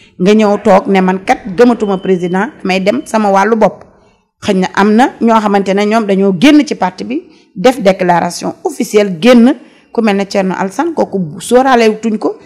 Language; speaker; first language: Wolof; native; Wolof